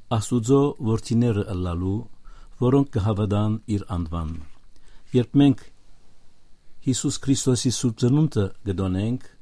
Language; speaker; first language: Armenian; native; Armenian